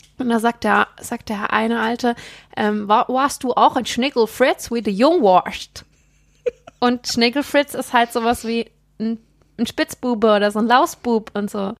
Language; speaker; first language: German; native; German